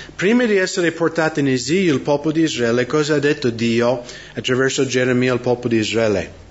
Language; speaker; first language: Italian; non-native, fluent; English